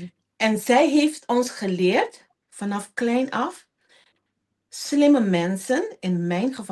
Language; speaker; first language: Dutch; non-native, local second language; Papiamento